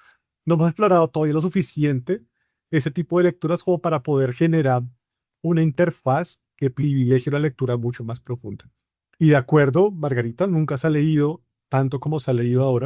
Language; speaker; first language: Spanish; native; Spanish